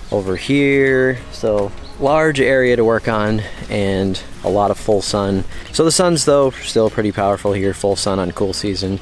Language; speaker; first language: English; native; English